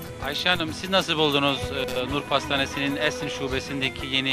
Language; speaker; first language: Turkish; native; Turkish